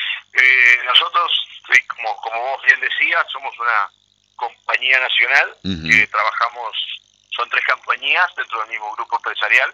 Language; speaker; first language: Spanish; native; Spanish